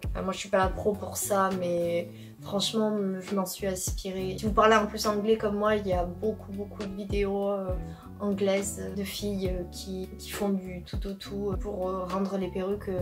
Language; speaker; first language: French; native; French